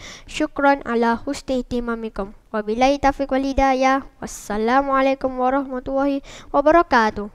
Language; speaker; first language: Arabic; non-native, learner; Malay